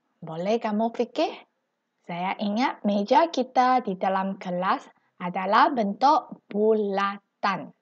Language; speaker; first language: Malay; non-native, local second language; Chinese